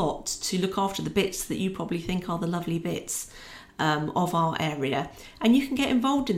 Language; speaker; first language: English; native; English